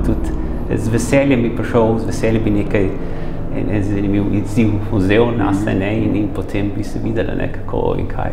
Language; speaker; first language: Slovenian; early bilingual, heritage; Slovenian